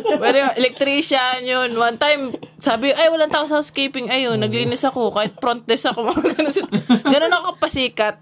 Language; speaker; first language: Filipino; native; Filipino